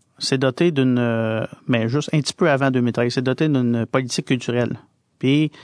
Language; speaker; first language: French; native; French